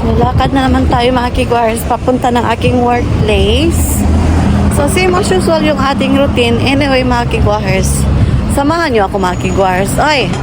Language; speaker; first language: Filipino; non-native, local second language; Cebuano